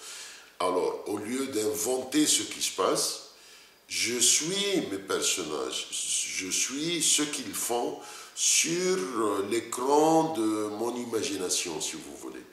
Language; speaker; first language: French; non-native, fluent; Arabic